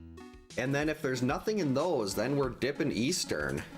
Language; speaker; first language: English; native; English